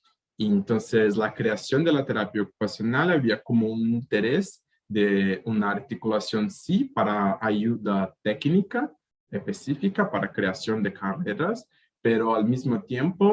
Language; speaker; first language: Spanish; native; Spanish